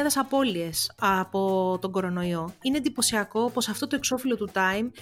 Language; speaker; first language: Greek; native; Greek